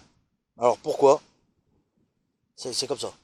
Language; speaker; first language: French; native; French